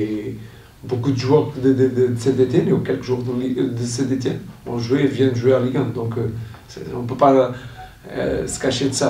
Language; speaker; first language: French; non-native, learner; Portuguese